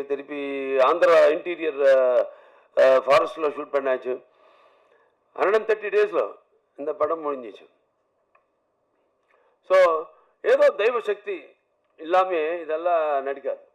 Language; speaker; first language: Tamil; non-native, learner; Telugu